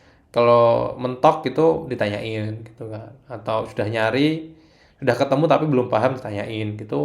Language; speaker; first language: Indonesian; native; Indonesian